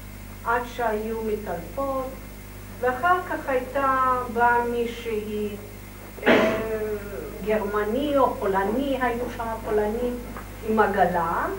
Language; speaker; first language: Hebrew; non-native, fluent; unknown